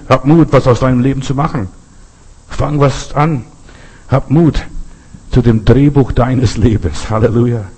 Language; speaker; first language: German; native; German